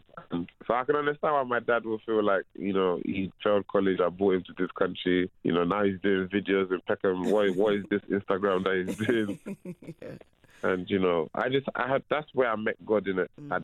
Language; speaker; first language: English; non-native, local second language; French